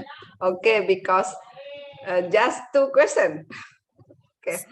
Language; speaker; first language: English; non-native, learner; Indonesian